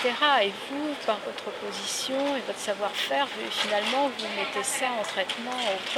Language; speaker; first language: French; native; French